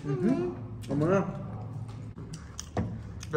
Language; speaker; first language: Spanish; native; Spanish